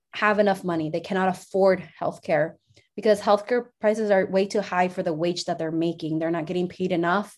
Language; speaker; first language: English; early bilingual, other home language; Spanish